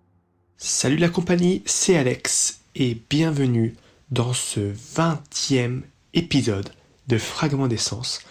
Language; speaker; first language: French; native; French